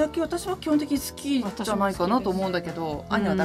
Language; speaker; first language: Japanese; native; Japanese